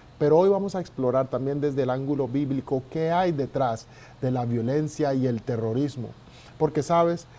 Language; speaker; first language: Spanish; native; Spanish